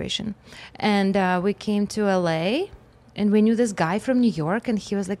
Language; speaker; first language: English; non-native, fluent; Russian